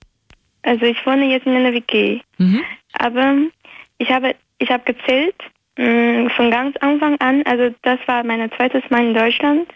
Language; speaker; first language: German; non-native, fluent; Chinese